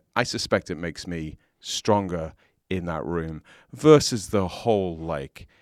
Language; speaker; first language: English; native; English